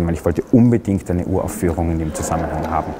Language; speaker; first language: German; native; German